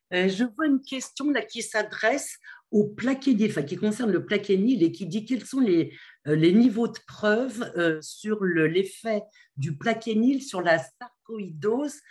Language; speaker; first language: French; native; French